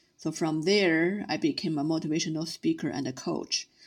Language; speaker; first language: English; non-native, fluent; Chinese